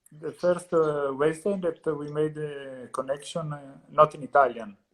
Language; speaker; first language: English; non-native, learner; Italian